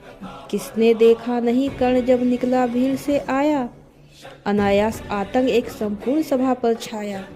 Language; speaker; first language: Hindi; native; Hindi